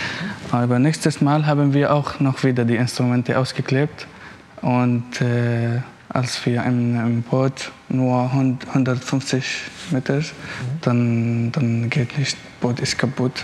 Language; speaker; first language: German; non-native, learner; Arabic